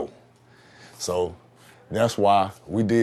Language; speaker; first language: English; native; English